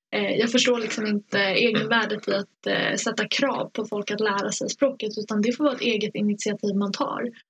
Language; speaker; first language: Swedish; early bilingual, other home language; Persian